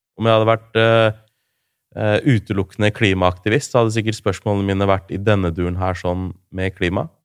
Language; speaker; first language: Norwegian; early bilingual, other home language; Urdu